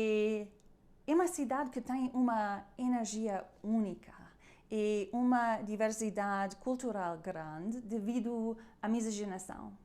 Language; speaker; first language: Portuguese; non-native, learner; German